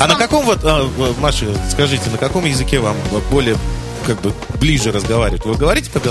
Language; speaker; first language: Russian; native; Russian